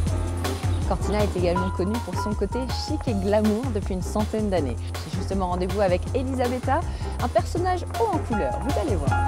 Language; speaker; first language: French; native; French